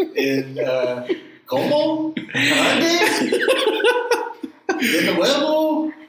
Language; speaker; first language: Spanish; non-native, learner; English